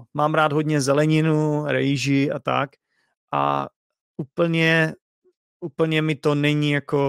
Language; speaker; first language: Czech; native; Czech